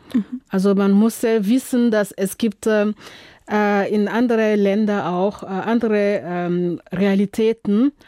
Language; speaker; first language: German; non-native, fluent; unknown